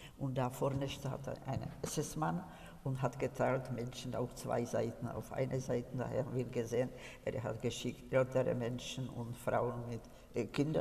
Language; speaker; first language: German; non-native, fluent; Czech